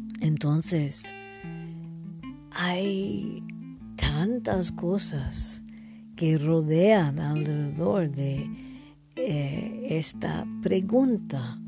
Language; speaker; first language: Spanish; non-native, learner; English